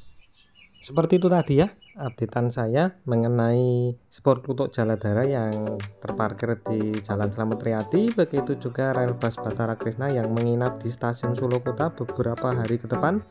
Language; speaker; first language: Indonesian; native; Indonesian